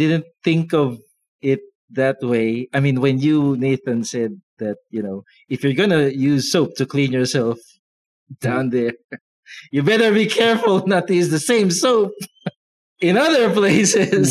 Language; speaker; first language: English; non-native, local second language; Filipino